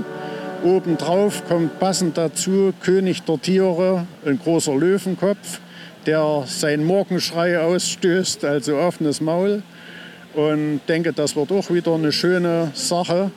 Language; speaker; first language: German; native; German